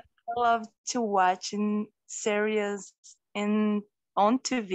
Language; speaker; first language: English; non-native, learner; Portuguese